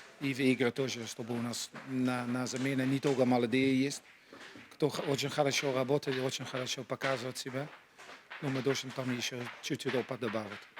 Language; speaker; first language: Russian; non-native, learner; Dutch